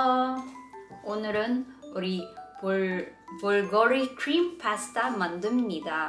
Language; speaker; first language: Korean; non-native, learner; Cebuano